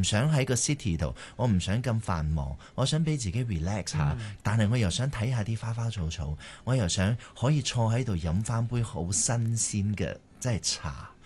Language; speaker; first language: Cantonese; early bilingual, heritage; Cantonese